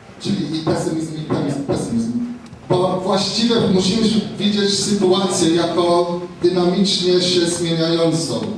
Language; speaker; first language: Polish; non-native, fluent; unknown